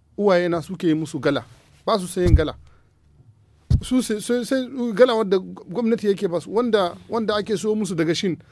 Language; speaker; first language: Hausa; non-native, local second language; Tamasheq